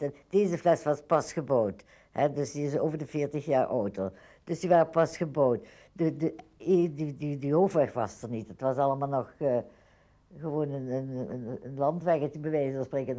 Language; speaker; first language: Dutch; native; Dutch